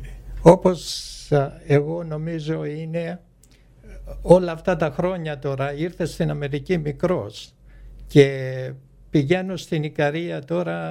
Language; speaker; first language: Greek; early bilingual, other home language; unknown